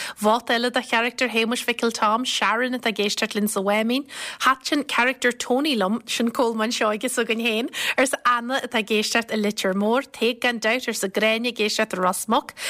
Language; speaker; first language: Irish; native; Irish